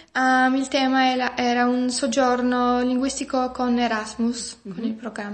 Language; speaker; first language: Italian; non-native, fluent; German